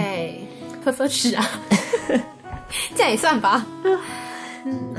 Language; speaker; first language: Chinese; native; Chinese